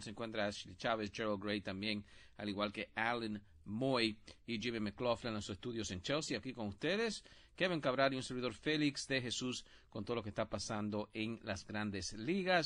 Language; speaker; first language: Spanish; native; Spanish